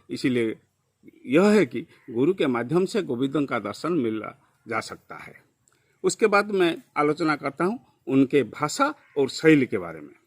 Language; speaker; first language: Hindi; non-native, local second language; Odia